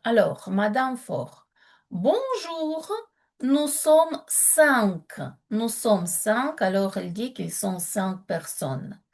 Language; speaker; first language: French; non-native, fluent; Ukrainian